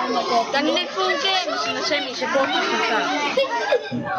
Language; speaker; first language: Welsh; native; Welsh